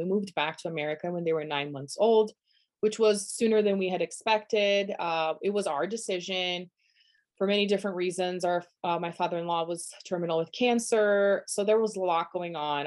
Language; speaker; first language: English; non-native, fluent; Portuguese